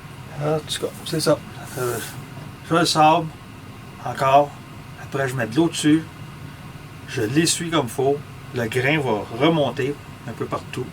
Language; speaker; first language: French; native; French